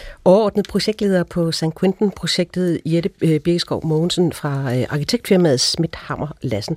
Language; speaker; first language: Danish; native; Danish